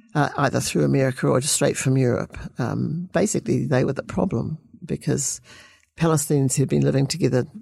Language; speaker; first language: English; native; English